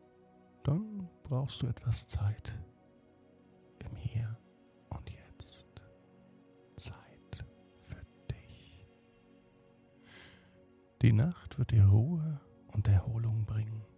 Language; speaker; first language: German; native; German